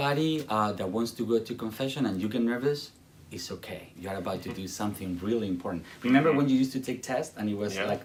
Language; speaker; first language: English; non-native, fluent; Spanish